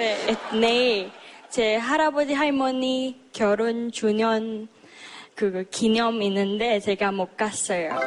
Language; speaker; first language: Korean; non-native, learner; Chinese